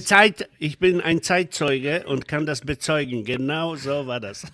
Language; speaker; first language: German; non-native, fluent; Polish